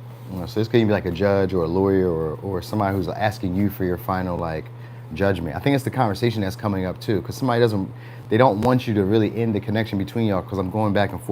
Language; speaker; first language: English; native; English